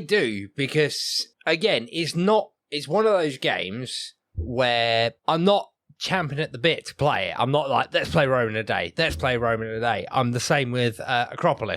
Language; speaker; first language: English; native; English